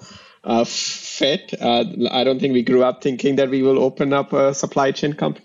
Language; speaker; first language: English; non-native, local second language; Hindi